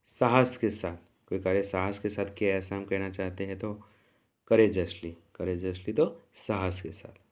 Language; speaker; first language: Hindi; non-native, local second language; Gujarati